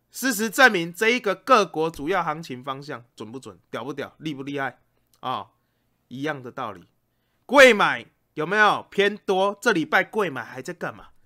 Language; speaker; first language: Chinese; native; Chinese